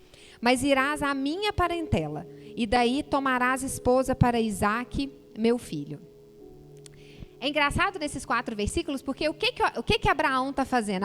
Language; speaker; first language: Portuguese; native; Portuguese